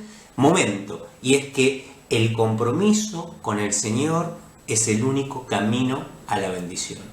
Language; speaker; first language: Spanish; native; Spanish